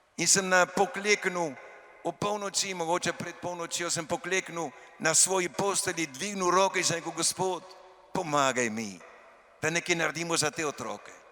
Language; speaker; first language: Slovenian; early bilingual, heritage; Slovenian